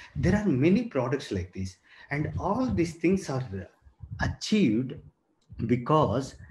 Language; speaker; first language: English; non-native, local second language; Telugu